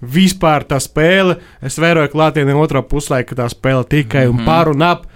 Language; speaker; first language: Latvian; non-native, local second language; Russian